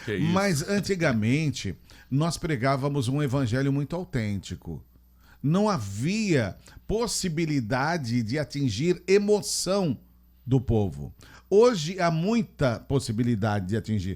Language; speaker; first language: Portuguese; native; Portuguese